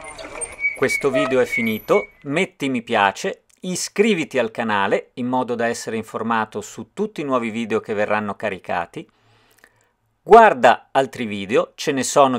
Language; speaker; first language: Italian; native; Italian